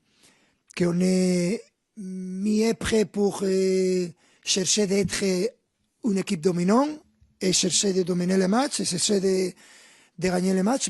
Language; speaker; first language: French; non-native, fluent; Spanish